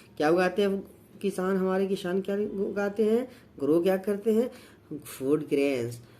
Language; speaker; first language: Hindi; native; Hindi